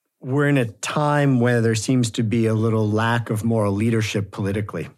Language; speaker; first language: English; native; English